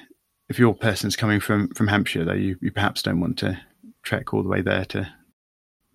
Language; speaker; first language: English; native; English